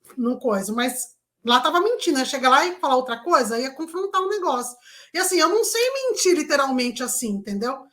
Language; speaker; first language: Portuguese; native; Portuguese